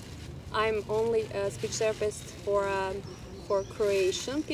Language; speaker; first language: English; non-native, fluent; Croatian